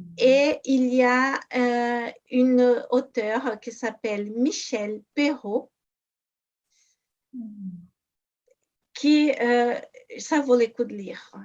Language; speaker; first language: French; non-native, fluent; Portuguese